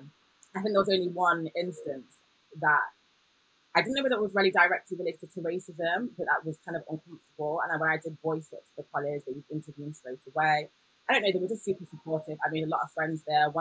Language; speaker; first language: English; native; English